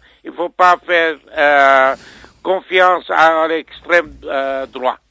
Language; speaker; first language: French; non-native, fluent; Armenian